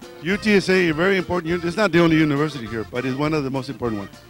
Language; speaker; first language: English; early bilingual, other home language; Spanish